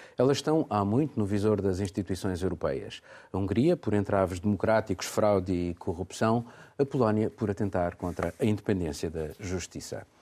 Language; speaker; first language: Portuguese; native; Portuguese